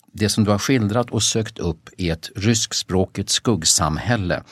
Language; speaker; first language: Swedish; native; Swedish